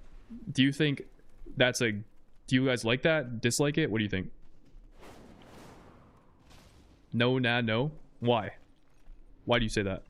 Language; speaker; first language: English; native; English